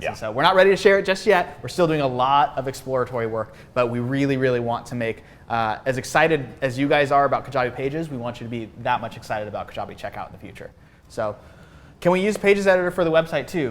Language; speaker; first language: English; native; English